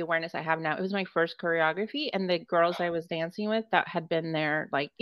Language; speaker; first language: English; native; English